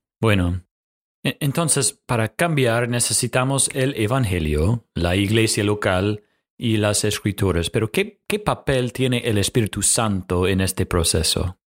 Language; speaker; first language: Spanish; non-native, fluent; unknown